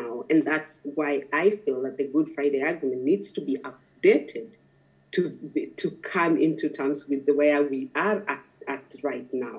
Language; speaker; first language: English; non-native, local second language; Masai